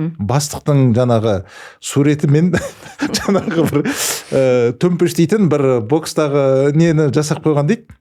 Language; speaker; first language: Kazakh; native; Kazakh